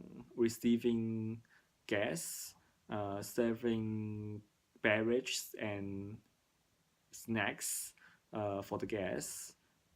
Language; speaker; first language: English; non-native, learner; Cantonese